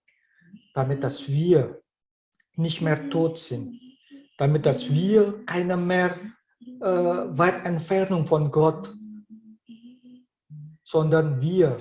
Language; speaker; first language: German; non-native, learner; Indonesian